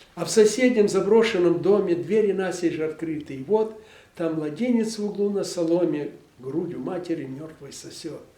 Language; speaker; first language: Russian; non-native, local second language; Ukrainian